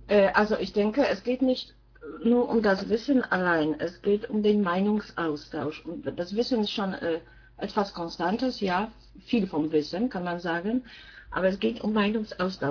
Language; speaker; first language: German; non-native, fluent; Polish